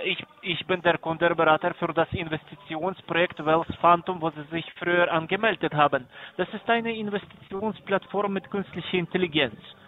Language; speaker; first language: German; non-native, learner; Greek